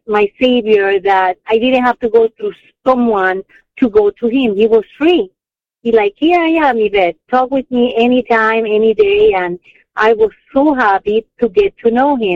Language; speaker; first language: English; non-native, fluent; Spanish